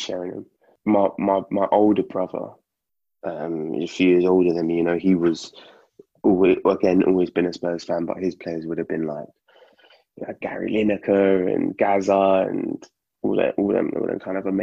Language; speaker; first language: English; native; English